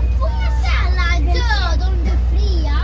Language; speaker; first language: Swedish; early bilingual, other home language; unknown